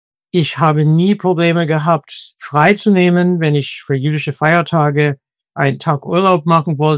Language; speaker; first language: German; non-native, fluent; English